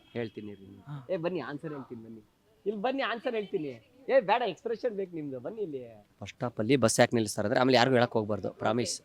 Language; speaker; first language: Kannada; native; Kannada